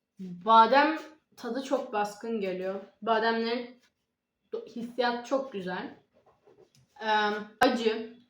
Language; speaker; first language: Turkish; native; Turkish